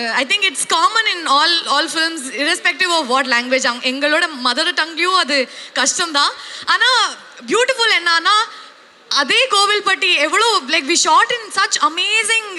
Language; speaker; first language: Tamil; non-native, local second language; Kannada